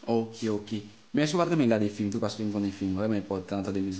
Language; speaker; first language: French; non-native, local second language; Haitian Creole